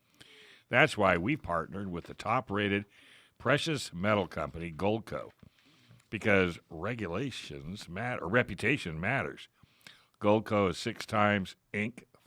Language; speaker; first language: English; native; English